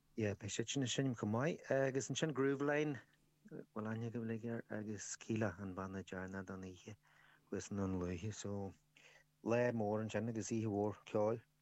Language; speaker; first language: Irish; native; Irish